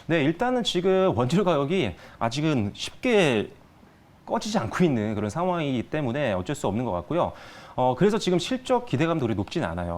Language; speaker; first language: Korean; native; Korean